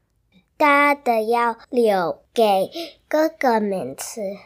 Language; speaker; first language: Chinese; early bilingual, heritage; Chinese